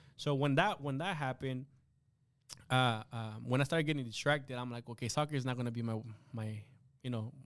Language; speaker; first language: English; early bilingual, other home language; Spanish